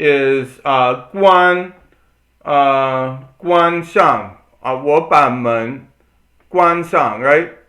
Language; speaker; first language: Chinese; non-native, learner; English